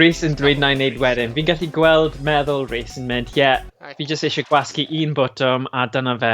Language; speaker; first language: Welsh; native; Welsh